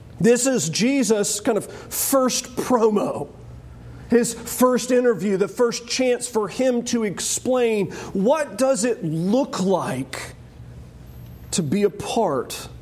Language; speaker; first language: English; native; English